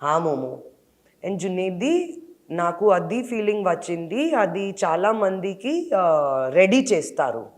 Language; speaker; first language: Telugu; non-native, learner; Hindi